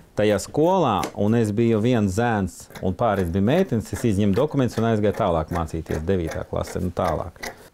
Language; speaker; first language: Latvian; early bilingual, other home language; Ukrainian